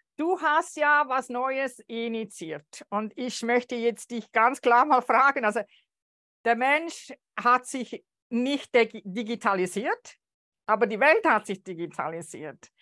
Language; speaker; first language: German; native; German